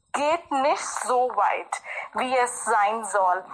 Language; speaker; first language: German; non-native, fluent; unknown